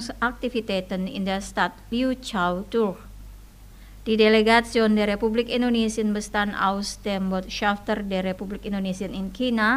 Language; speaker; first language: German; non-native, fluent; Indonesian